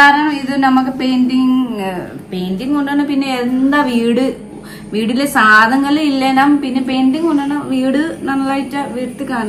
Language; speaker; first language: Malayalam; non-native, local second language; Nepali